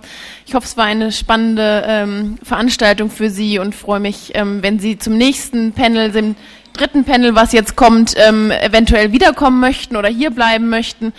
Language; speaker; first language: German; native; German